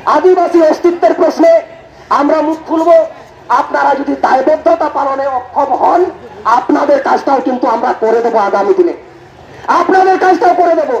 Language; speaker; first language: Bangla; non-native, local second language; Santali